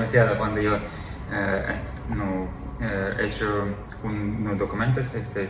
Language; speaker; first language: Spanish; non-native, learner; Ukrainian